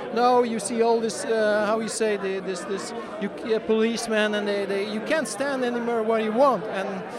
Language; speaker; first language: English; non-native, fluent; Dutch